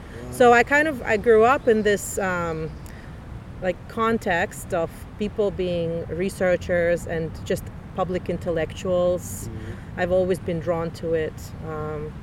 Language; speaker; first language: English; non-native, fluent; Russian